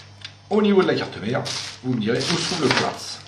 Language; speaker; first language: French; native; French